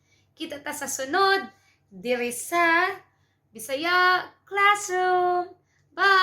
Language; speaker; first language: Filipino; non-native, local second language; Cebuano